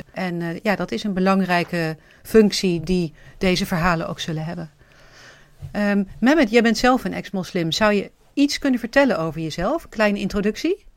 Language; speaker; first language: Dutch; native; Dutch